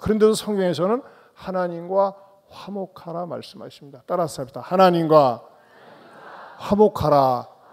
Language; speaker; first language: Korean; native; Korean